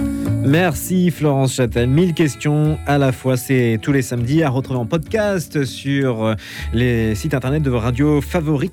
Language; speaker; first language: French; native; French